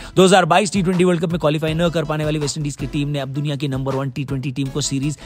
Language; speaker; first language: Hindi; native; Hindi